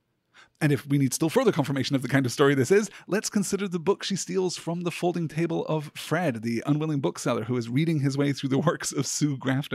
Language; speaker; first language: English; native; English